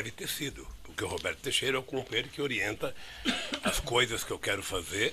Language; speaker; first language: Portuguese; native; Portuguese